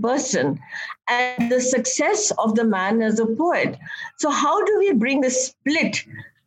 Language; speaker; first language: English; non-native, local second language; Bangla